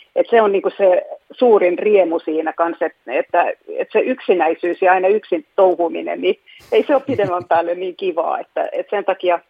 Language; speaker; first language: Finnish; non-native, local second language; Swedish